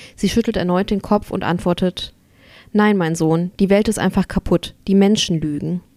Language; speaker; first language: German; early bilingual, other home language; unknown